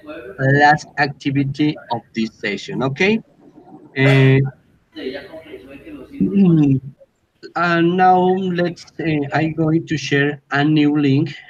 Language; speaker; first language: English; non-native, learner; Spanish